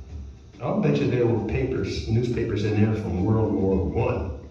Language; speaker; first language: English; native; English